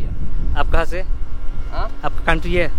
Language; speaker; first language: Hindi; non-native, learner; Bangla